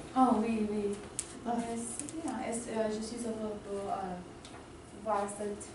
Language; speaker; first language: French; non-native, learner; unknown